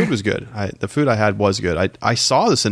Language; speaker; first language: English; native; English